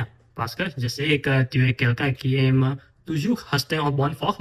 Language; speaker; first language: French; non-native, fluent; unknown